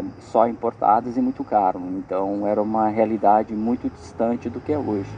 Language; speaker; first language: Portuguese; native; Portuguese